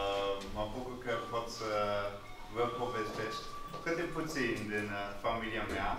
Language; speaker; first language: Romanian; non-native, fluent; English